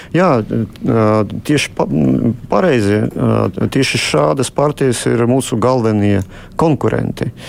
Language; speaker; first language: Latvian; non-native, local second language; Russian